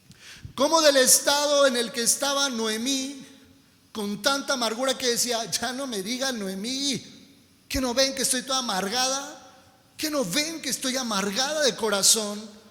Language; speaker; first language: Spanish; native; Spanish